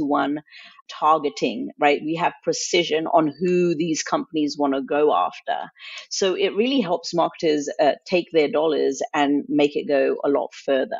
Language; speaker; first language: English; native; English